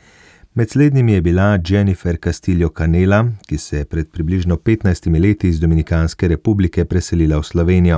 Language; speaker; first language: Slovenian; native; Slovenian